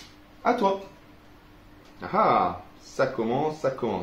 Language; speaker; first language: French; native; French